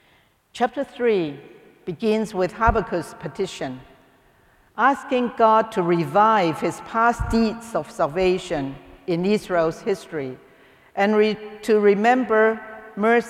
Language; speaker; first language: English; non-native, local second language; Cantonese